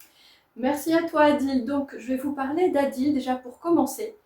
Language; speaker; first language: French; native; French